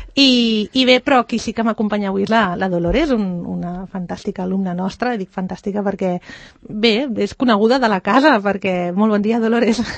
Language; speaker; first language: Catalan; native; Catalan